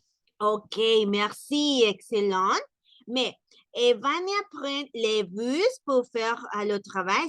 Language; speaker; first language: French; non-native, learner; Spanish